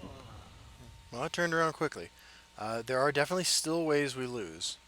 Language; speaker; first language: English; native; English